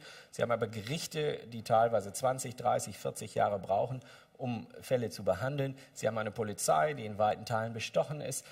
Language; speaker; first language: German; native; German